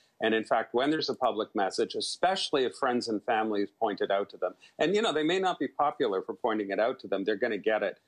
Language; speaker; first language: English; native; English